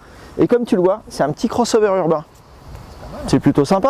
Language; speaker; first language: French; native; French